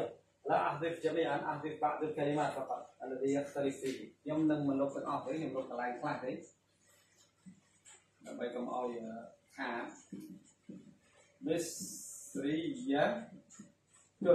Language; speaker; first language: Arabic; non-native, fluent; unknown